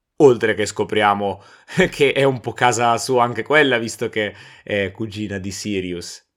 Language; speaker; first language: Italian; native; Italian